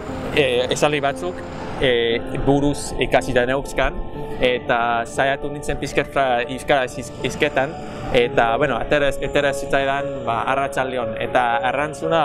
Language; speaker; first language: Basque; non-native, fluent; English